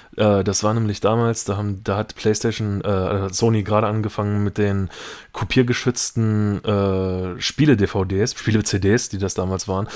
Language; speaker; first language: German; native; German